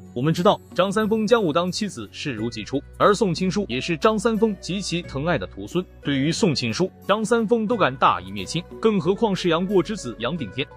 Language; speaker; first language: Chinese; native; Chinese